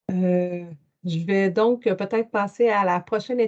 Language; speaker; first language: French; native; French